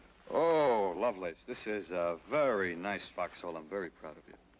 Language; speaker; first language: English; native; English